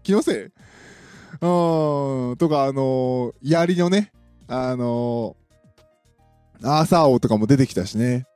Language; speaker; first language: Japanese; native; Japanese